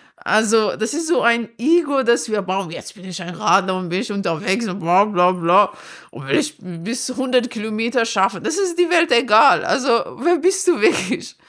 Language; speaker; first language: German; non-native, fluent; Persian